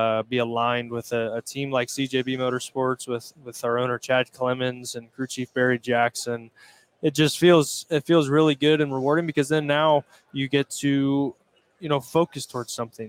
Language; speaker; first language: English; native; English